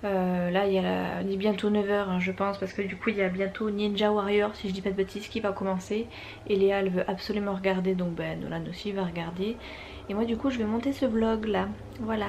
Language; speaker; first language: French; native; French